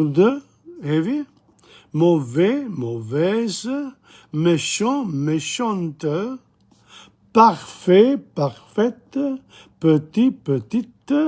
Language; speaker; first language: French; non-native, fluent; English